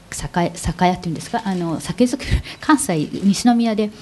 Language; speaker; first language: Japanese; native; Japanese